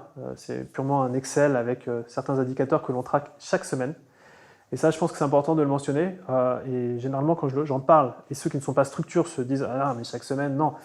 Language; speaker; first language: French; native; French